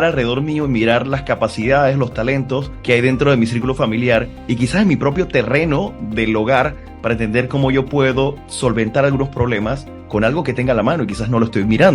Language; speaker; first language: Spanish; native; Spanish